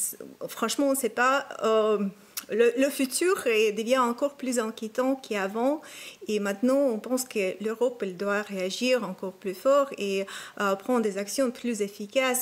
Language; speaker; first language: French; non-native, fluent; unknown